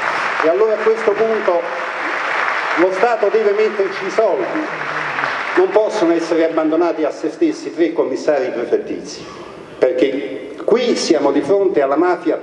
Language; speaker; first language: Italian; native; Italian